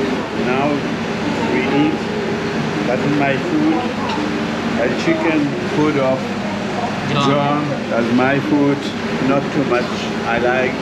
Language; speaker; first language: English; non-native, learner; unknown